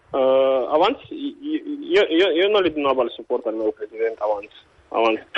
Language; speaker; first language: Catalan; non-native, fluent; Ukrainian